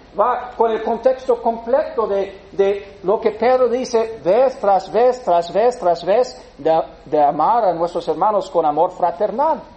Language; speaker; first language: Spanish; non-native, fluent; English